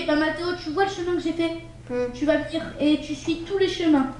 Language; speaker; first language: French; native; French